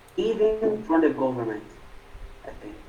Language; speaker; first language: English; non-native, fluent; Portuguese